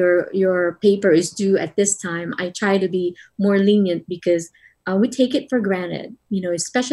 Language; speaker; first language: English; non-native, local second language; Filipino